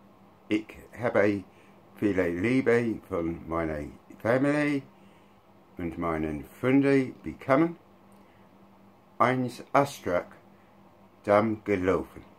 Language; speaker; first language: German; non-native, learner; English